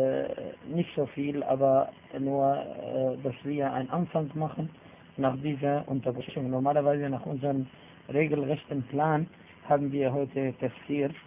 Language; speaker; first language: German; non-native, fluent; Arabic